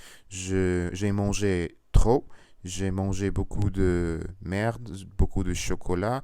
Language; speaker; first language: French; non-native, learner; Russian